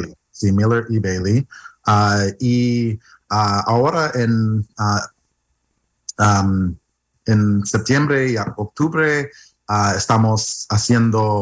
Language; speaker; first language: Spanish; non-native, learner; English